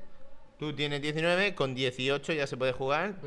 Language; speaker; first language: Spanish; native; Spanish